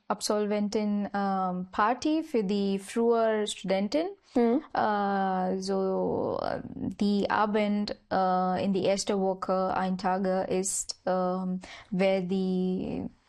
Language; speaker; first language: German; non-native, learner; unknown